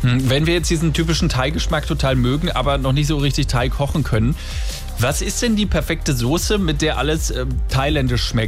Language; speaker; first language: German; native; German